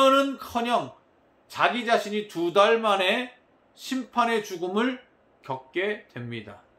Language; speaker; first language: Korean; native; Korean